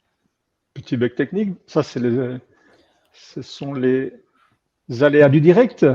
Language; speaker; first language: French; native; French